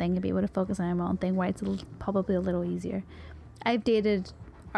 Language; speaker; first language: English; early bilingual, other home language; Spanish